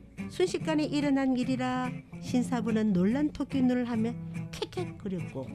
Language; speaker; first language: Korean; native; Korean